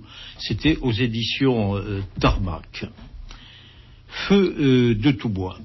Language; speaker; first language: French; native; French